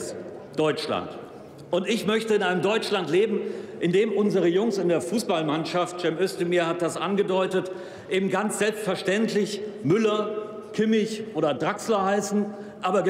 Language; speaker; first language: German; native; German